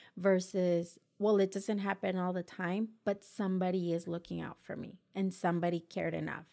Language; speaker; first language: English; early bilingual, other home language; Spanish